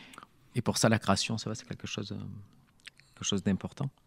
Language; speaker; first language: French; native; French